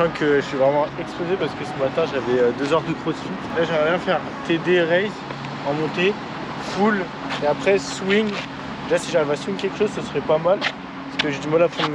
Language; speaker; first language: French; native; French